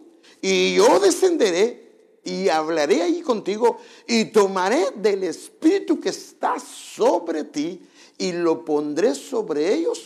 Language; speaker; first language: Spanish; native; Spanish